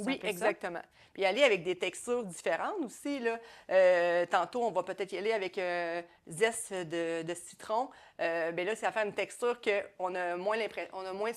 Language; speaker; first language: French; native; French